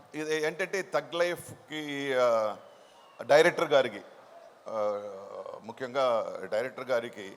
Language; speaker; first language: Telugu; non-native, local second language; Tamil